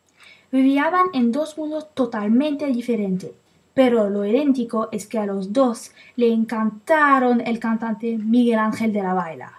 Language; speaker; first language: Spanish; non-native, learner; French